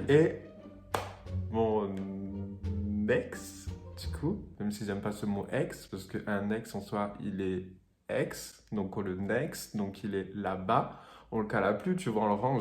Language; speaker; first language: French; native; French